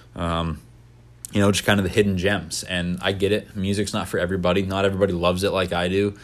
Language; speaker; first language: English; native; English